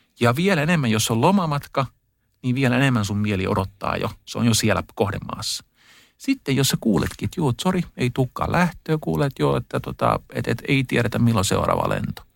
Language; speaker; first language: Finnish; early bilingual, heritage; Finnish